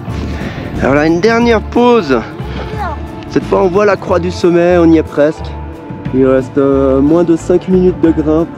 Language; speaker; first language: French; native; French